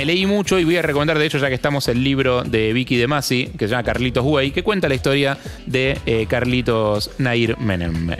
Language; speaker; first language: Spanish; native; Spanish